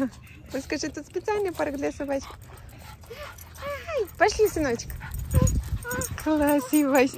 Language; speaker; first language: Russian; native; Russian